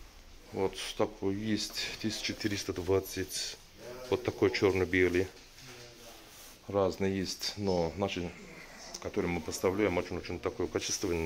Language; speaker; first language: Russian; non-native, learner; Turkish